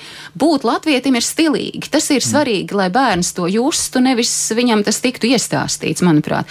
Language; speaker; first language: Latvian; native; Latvian